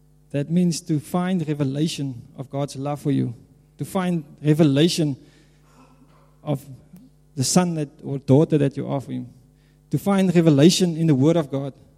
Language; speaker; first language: English; non-native, local second language; Afrikaans